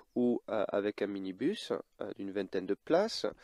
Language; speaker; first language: French; early bilingual, other home language; Dutch